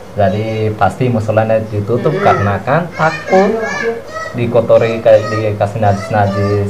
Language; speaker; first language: Indonesian; non-native, fluent; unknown